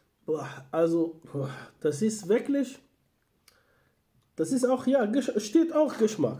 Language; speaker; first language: German; non-native, learner; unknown